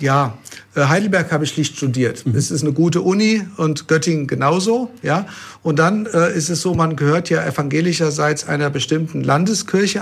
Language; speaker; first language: German; native; German